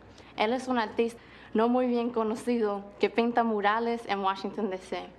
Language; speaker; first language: Spanish; non-native, learner; English